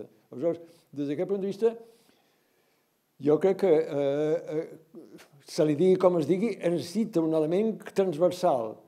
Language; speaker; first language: Catalan; native; Catalan